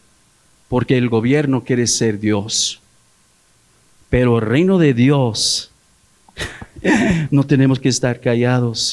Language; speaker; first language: Spanish; early bilingual, heritage; English